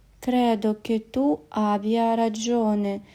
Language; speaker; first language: Italian; non-native, fluent; Ukrainian